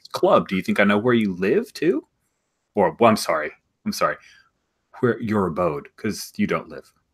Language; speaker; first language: English; native; English